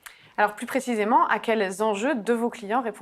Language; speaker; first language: French; native; French